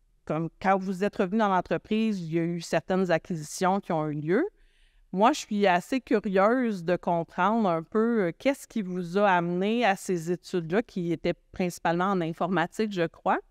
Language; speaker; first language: French; native; French